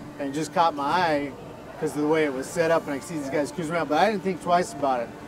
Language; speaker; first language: English; native; English